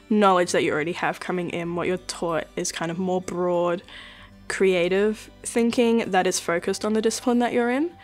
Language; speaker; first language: English; native; English